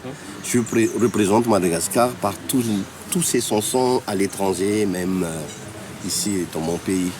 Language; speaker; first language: French; non-native, local second language; Malagasy